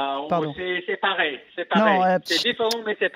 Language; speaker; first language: French; non-native, learner; English